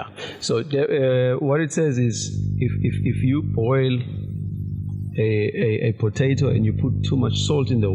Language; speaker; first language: English; non-native, local second language; Zulu